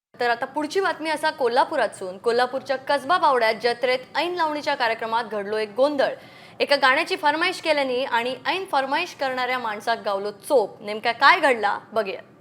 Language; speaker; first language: Marathi; native; Marathi